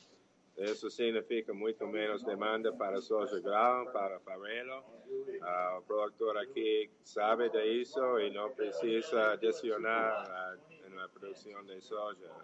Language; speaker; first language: Portuguese; non-native, fluent; English